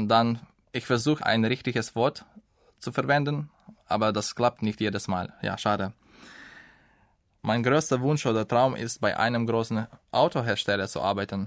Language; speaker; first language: German; non-native, fluent; Russian